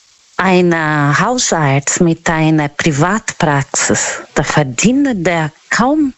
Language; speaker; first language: German; non-native, learner; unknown